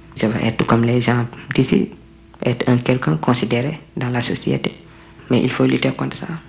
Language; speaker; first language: French; non-native, local second language; Wolof